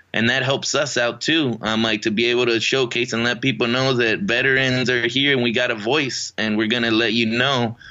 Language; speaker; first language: English; native; English